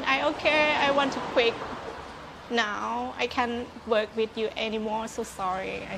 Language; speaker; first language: English; non-native, learner; Thai